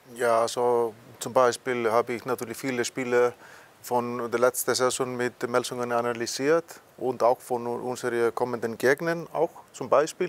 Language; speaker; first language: German; non-native, fluent; Icelandic